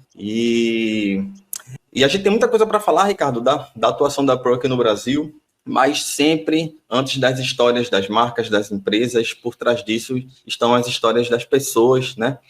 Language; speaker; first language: Portuguese; native; Portuguese